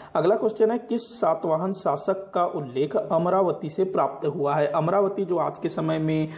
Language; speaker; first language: Hindi; non-native, local second language; Marathi